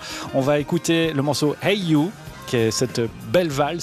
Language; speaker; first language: French; native; French